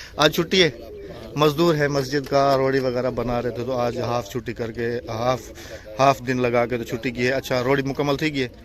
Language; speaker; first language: Urdu; non-native, local second language; Punjabi